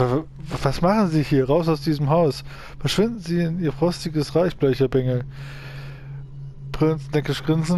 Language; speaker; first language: German; native; German